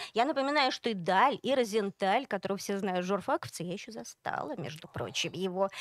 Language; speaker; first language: Russian; native; Russian